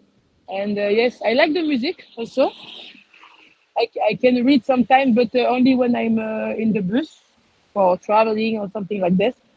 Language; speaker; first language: English; non-native, learner; French